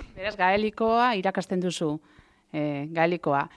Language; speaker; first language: Basque; native; Basque